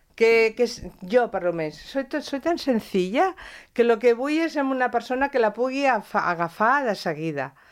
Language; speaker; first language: Catalan; non-native, local second language; Spanish